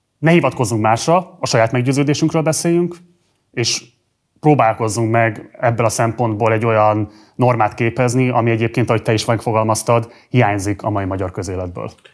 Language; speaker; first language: Hungarian; native; Hungarian